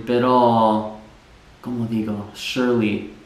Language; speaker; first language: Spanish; non-native, fluent; English